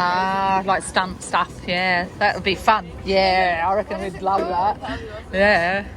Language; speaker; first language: English; native; English